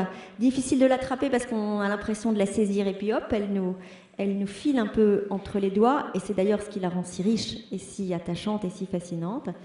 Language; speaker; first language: French; native; French